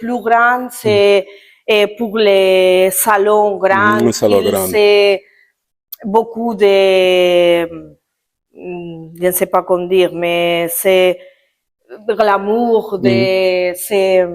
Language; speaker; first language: French; non-native, learner; Spanish